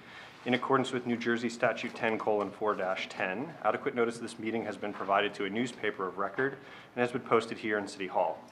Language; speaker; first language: English; native; English